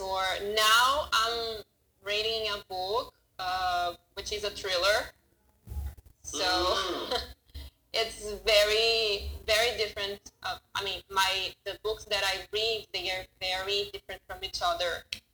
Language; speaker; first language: English; non-native, fluent; Portuguese